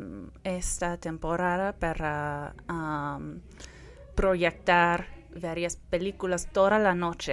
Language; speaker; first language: Spanish; non-native, fluent; English